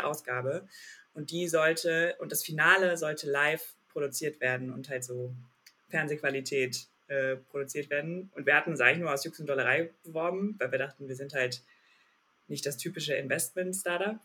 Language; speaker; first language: German; native; German